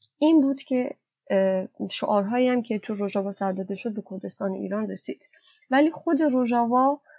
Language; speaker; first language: Persian; non-native, local second language; Kurdish